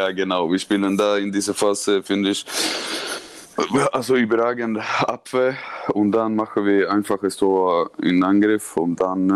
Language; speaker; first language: German; non-native, learner; Swedish